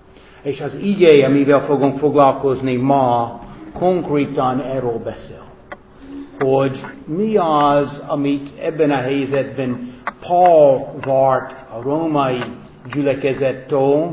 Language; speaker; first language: Hungarian; non-native, fluent; English